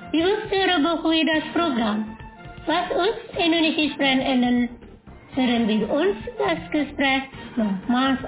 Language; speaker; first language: German; non-native, fluent; Indonesian